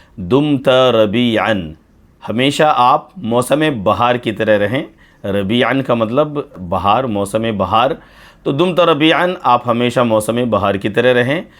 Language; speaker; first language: Urdu; native; Urdu